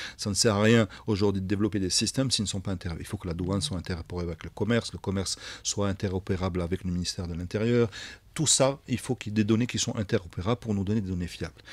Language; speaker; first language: French; non-native, local second language; Arabic